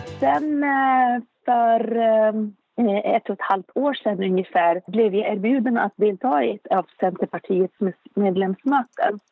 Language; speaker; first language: Swedish; non-native, fluent; Arabic